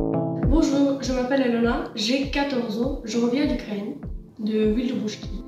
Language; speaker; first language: French; non-native, learner; Ukrainian